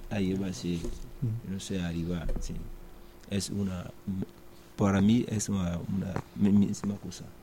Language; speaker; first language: Spanish; non-native, learner; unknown